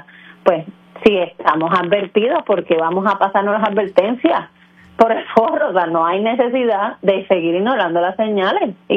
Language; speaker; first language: Spanish; native; Spanish